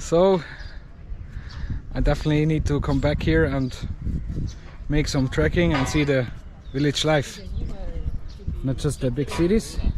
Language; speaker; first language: English; non-native, fluent; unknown